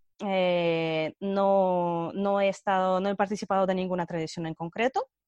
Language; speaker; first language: Spanish; early bilingual, other home language; Russian